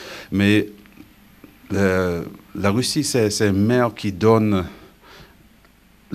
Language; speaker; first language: French; non-native, fluent; English